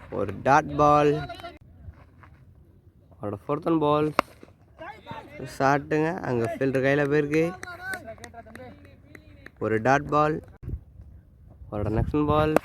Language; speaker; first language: Tamil; native; Tamil